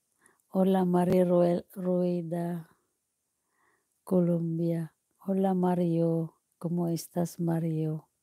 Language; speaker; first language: Spanish; non-native, learner; Filipino